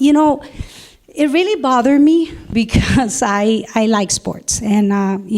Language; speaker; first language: English; non-native, fluent; Spanish